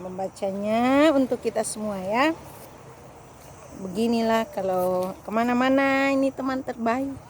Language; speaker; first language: Indonesian; native; Indonesian